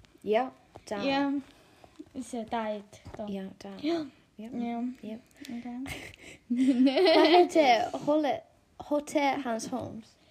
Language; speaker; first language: Swedish; non-native, learner; Icelandic